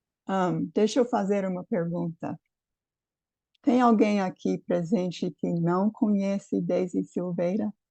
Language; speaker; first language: Portuguese; non-native, fluent; English